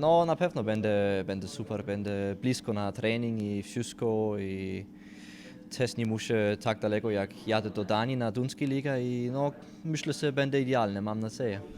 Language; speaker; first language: Polish; non-native, learner; Danish